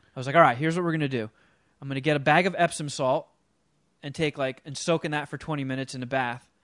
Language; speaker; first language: English; native; English